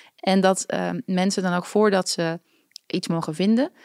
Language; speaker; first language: Dutch; native; Dutch